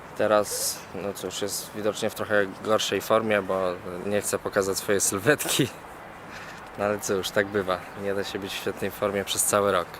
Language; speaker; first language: Polish; native; Polish